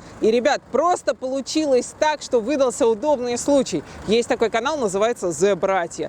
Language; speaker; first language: Russian; native; Russian